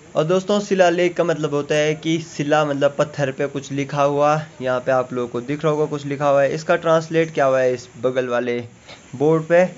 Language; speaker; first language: Hindi; native; Hindi